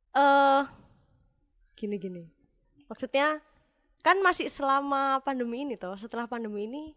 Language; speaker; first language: Indonesian; non-native, local second language; Javanese